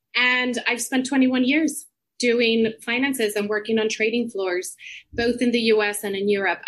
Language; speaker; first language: English; non-native, fluent; Spanish